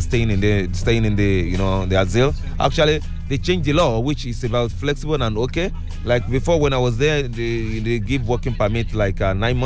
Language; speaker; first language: English; non-native, local second language; Yoruba